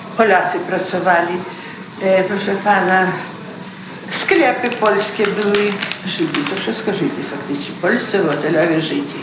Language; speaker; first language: Polish; early bilingual, heritage; Polish